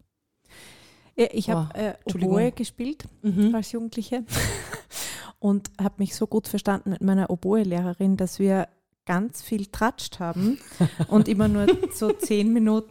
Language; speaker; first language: German; native; German